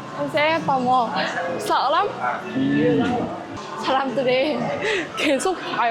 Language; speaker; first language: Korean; non-native, learner; Vietnamese